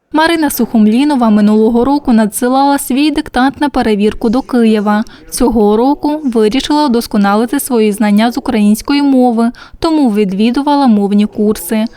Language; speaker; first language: Ukrainian; native; Ukrainian